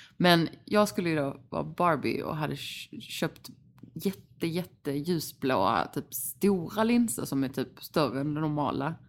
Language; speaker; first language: Swedish; native; Swedish